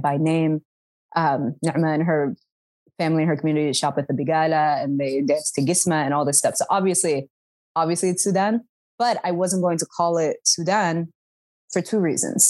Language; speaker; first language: English; early bilingual, other home language; Arabic